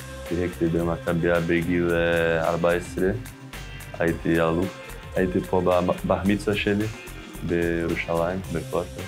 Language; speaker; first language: Hebrew; non-native, learner; Portuguese